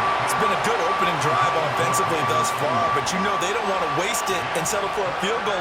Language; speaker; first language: English; native; English